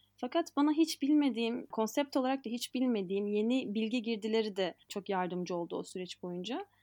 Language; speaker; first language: Turkish; native; Turkish